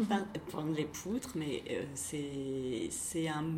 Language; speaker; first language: French; native; French